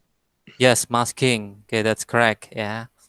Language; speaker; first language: English; non-native, fluent; Indonesian